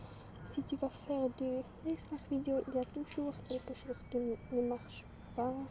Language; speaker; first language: French; non-native, learner; German